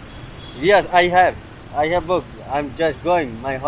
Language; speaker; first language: English; non-native, learner; Hindi